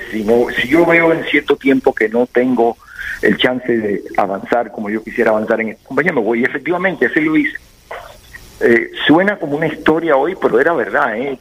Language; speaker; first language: Spanish; native; Spanish